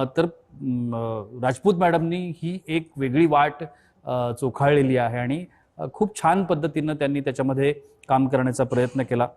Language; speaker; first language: Marathi; native; Marathi